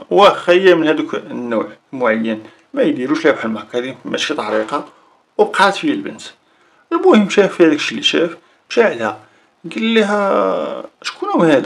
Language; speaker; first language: Arabic; native; Arabic